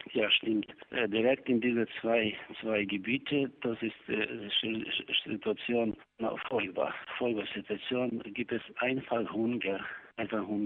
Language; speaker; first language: German; non-native, learner; Ukrainian